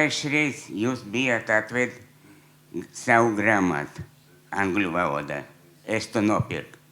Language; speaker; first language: Latvian; non-native, local second language; Russian